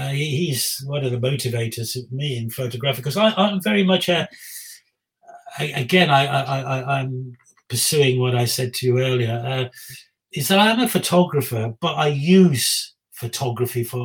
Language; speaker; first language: English; native; English